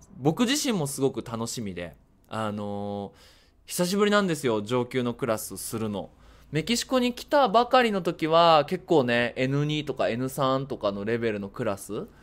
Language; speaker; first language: Japanese; native; Japanese